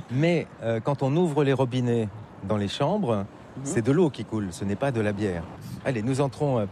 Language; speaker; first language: French; native; French